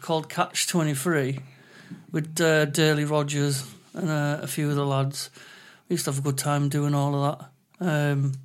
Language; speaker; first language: English; native; English